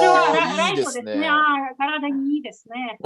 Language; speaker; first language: Japanese; non-native, fluent; Russian